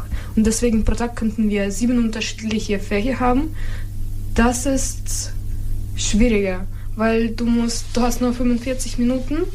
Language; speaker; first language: German; non-native, fluent; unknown